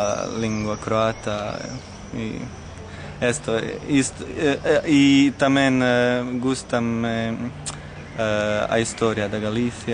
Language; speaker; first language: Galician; non-native, learner; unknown